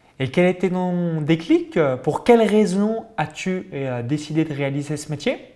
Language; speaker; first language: French; native; French